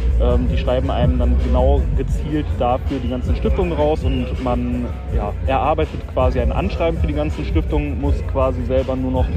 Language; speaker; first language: German; native; German